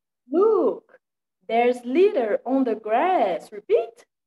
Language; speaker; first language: English; non-native, fluent; Portuguese